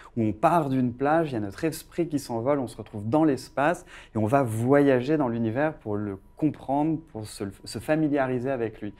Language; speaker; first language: French; native; French